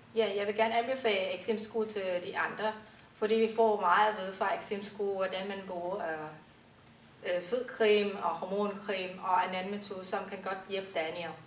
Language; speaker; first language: Danish; non-native, local second language; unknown